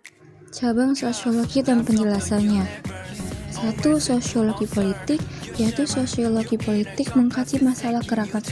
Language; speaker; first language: Indonesian; native; Indonesian